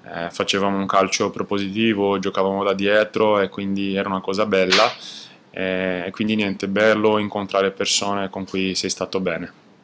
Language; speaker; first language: Italian; non-native, fluent; Portuguese